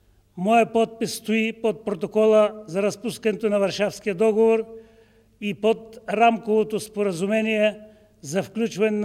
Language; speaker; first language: Bulgarian; native; Bulgarian